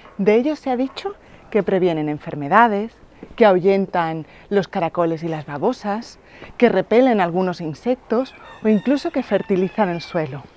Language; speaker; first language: Spanish; native; Spanish